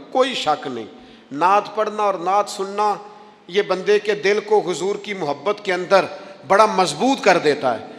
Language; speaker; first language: Urdu; non-native, local second language; Punjabi